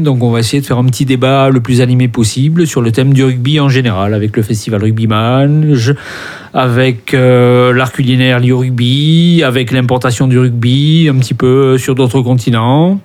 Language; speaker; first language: French; native; French